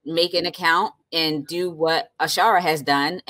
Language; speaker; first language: English; native; English